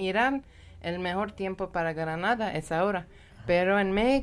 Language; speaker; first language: Spanish; non-native, learner; Persian